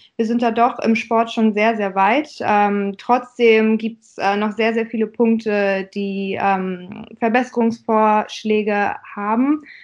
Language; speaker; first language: German; early bilingual, other home language; Russian